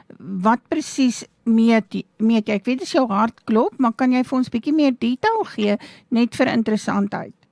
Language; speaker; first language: Afrikaans; native; Afrikaans